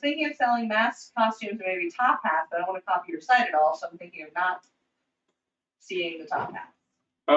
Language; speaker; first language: English; native; English